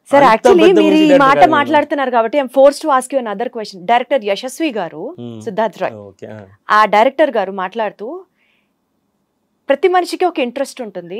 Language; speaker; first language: Telugu; native; Telugu